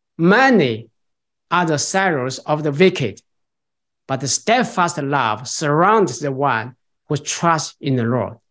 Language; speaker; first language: English; non-native, fluent; Chinese